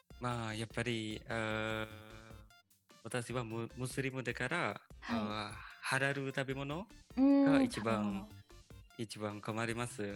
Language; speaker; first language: Japanese; non-native, fluent; Indonesian